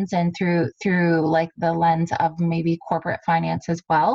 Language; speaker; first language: English; native; English